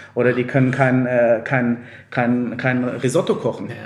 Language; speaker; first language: German; native; German